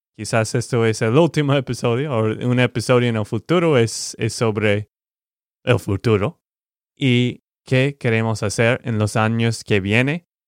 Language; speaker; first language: Spanish; non-native, fluent; English